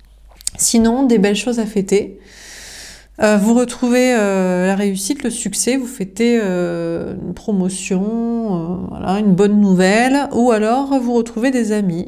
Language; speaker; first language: French; native; French